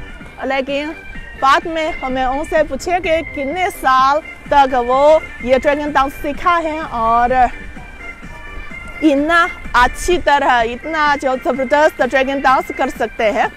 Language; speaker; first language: Hindi; non-native, fluent; Chinese